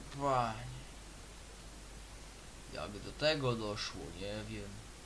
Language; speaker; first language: Polish; native; Polish